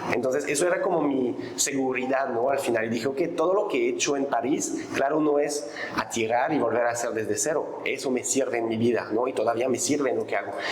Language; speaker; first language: Spanish; non-native, fluent; French